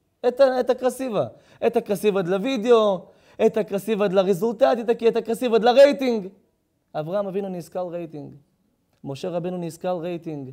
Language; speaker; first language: Russian; non-native, learner; Hebrew